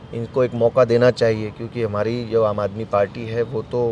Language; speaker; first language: Hindi; non-native, local second language; Gujarati